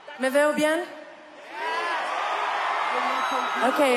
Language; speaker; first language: Spanish; non-native, learner; English